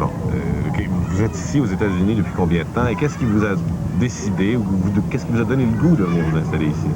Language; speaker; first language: French; native; French